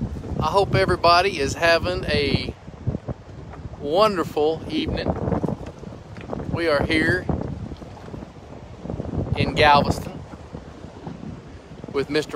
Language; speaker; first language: English; native; English